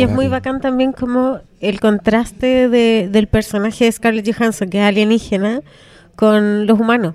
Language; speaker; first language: Spanish; native; Spanish